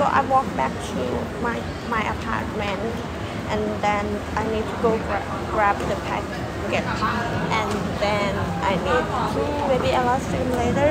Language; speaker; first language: English; non-native, learner; Thai